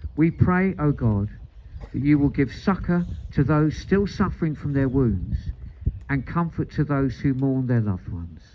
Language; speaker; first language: English; native; English